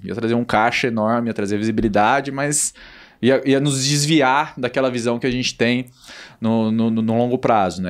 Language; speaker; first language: Portuguese; native; Portuguese